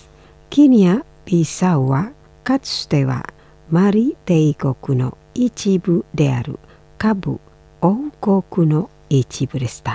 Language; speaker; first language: Japanese; non-native, fluent; Indonesian